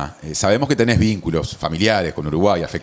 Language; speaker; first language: Spanish; native; Spanish